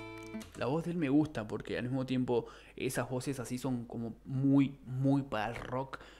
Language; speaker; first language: Spanish; native; Spanish